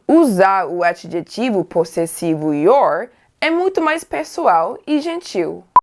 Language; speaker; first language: Portuguese; non-native, fluent; English